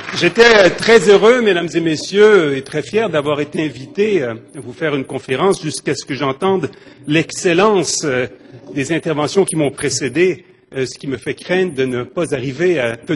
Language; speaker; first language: French; native; French